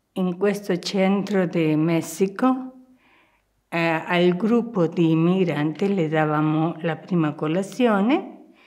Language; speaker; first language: Italian; non-native, fluent; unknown